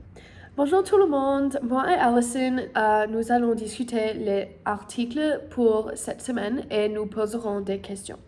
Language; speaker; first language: French; non-native, learner; English